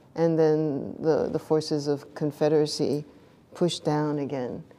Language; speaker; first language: English; native; English